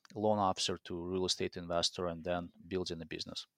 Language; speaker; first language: English; non-native, fluent; Russian